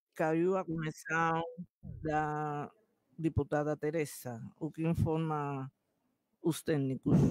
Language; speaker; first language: Portuguese; non-native, fluent; Spanish